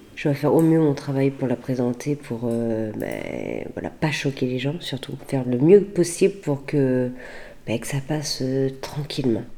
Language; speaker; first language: French; native; French